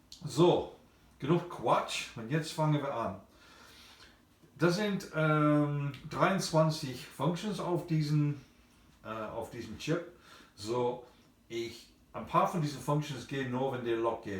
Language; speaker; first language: German; non-native, fluent; English